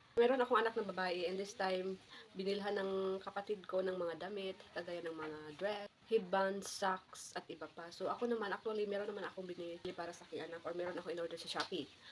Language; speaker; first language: Filipino; native; Filipino